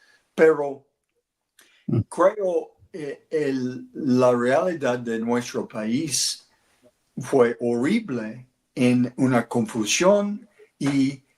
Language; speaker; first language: Spanish; non-native, learner; English